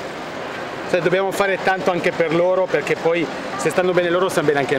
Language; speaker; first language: Italian; native; Italian